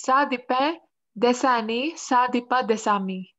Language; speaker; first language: French; non-native, learner; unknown